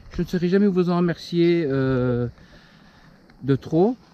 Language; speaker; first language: French; native; French